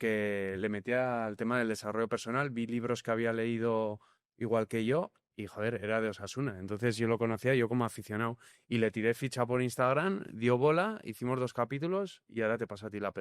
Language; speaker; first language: Spanish; native; Spanish